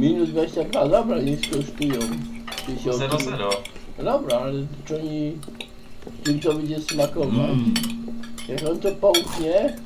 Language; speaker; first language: Polish; native; Polish